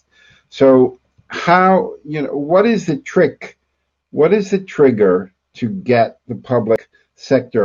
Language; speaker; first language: English; native; English